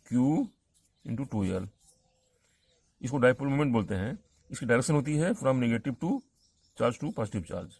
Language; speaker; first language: Hindi; native; Hindi